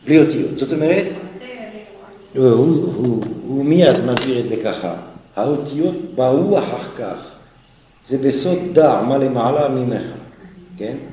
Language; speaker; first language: Hebrew; non-native, fluent; French